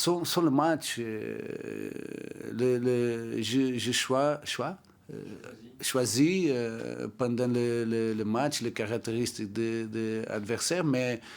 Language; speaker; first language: French; non-native, learner; Portuguese